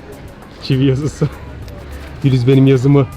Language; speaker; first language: Turkish; native; Turkish